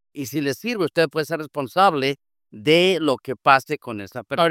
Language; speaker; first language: Spanish; native; Spanish